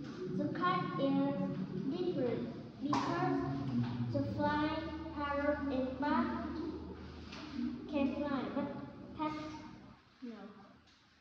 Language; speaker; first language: English; non-native, learner; Vietnamese